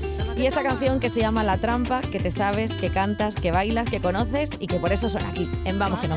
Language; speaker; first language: Spanish; native; Spanish